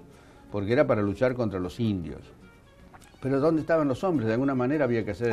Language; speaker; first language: Spanish; native; Spanish